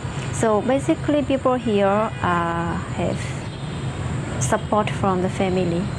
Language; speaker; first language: English; non-native, fluent; Vietnamese